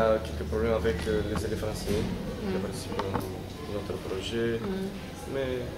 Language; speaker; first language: French; non-native, learner; Romanian